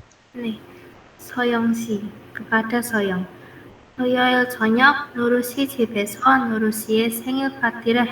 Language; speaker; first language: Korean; non-native, learner; Indonesian